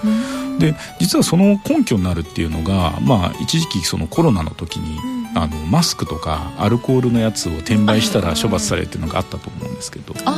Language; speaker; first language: Japanese; native; Japanese